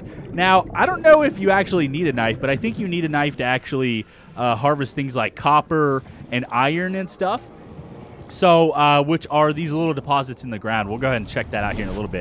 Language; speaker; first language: English; native; English